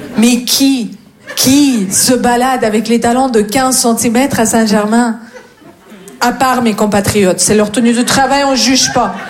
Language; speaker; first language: French; non-native, fluent; Russian